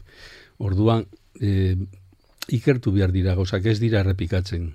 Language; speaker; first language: Basque; non-native, local second language; Spanish